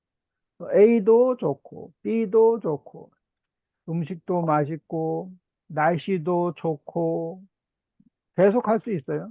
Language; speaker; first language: Korean; native; Korean